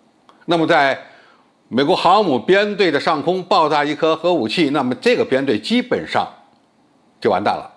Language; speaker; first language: Chinese; native; Chinese